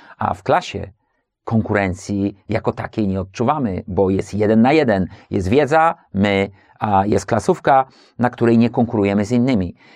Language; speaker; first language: Polish; native; Polish